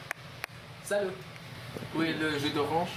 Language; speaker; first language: French; non-native, learner; English